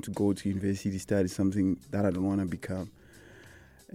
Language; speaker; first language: English; non-native, local second language; Shona